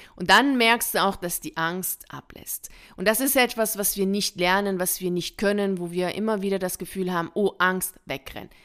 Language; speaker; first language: German; native; German